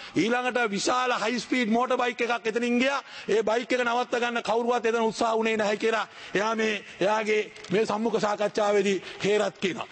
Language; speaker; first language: Sinhala; non-native, local second language; Tamil